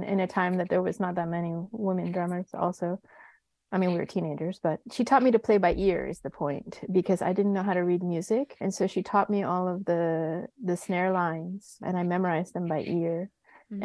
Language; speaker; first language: English; native; English